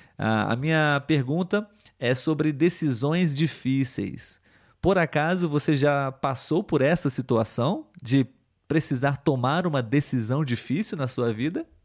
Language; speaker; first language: Portuguese; native; Portuguese